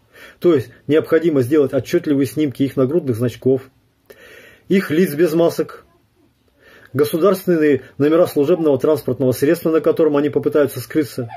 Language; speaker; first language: Russian; native; Russian